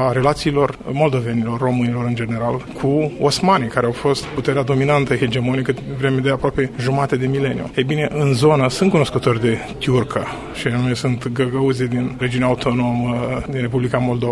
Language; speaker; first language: Romanian; native; Romanian